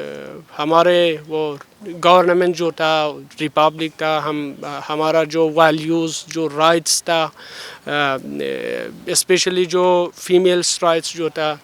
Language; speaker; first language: Hindi; non-native, fluent; Persian